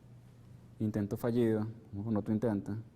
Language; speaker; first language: Spanish; native; Spanish